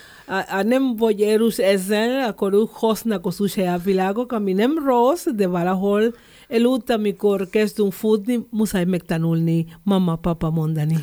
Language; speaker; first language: Hungarian; non-native, learner; Spanish